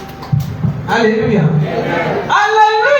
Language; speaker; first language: French; non-native, local second language; Ewe